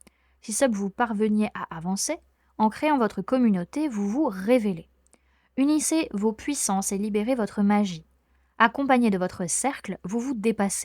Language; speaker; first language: French; native; French